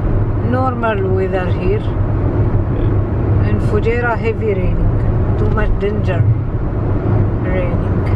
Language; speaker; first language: English; non-native, learner; Arabic